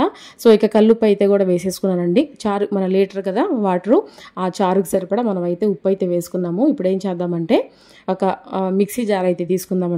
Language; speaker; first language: Telugu; native; Telugu